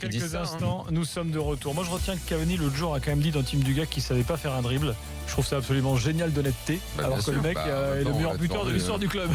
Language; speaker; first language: French; native; French